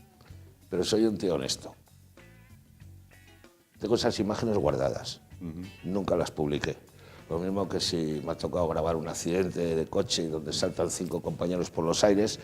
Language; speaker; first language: Spanish; native; Spanish